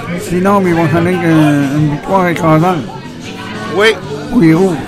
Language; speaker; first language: French; native; French